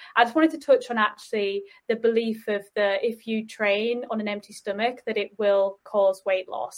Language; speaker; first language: English; native; English